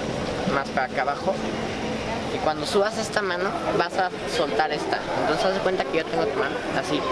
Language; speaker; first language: Spanish; native; Spanish